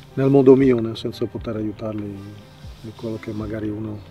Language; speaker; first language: Italian; non-native, fluent; Czech